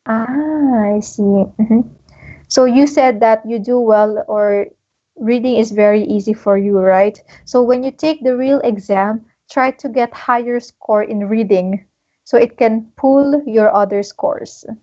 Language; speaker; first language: English; non-native, local second language; Filipino